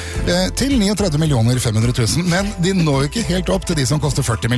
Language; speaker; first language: Norwegian; native; Norwegian